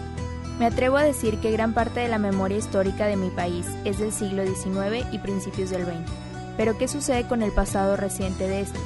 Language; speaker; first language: Spanish; native; Spanish